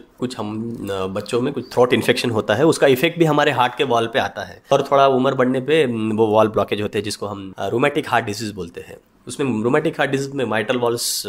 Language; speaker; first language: Hindi; non-native, local second language; Marathi